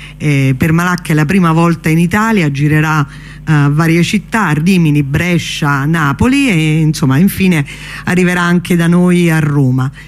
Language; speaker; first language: Italian; native; Italian